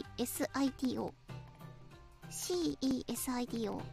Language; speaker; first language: Spanish; non-native, learner; Japanese